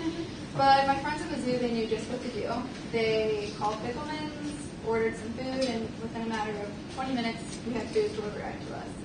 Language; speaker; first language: English; native; English